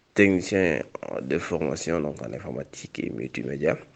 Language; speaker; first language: French; non-native, local second language; Wolof